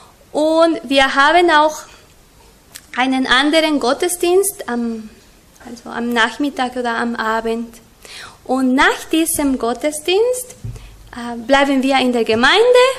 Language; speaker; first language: German; non-native, learner; Spanish